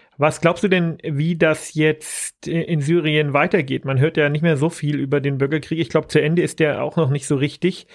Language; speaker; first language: German; native; German